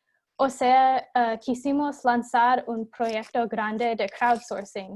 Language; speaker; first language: Spanish; non-native, fluent; English